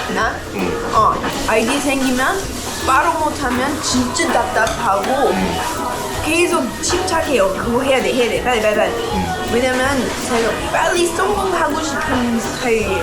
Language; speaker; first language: Korean; non-native, learner; English